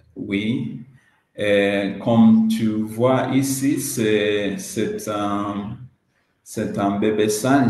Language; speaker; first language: French; non-native, learner; Swahili